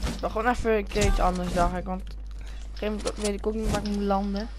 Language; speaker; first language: Dutch; native; Dutch